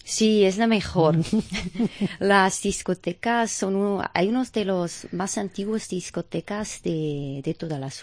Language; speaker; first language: Spanish; non-native, fluent; German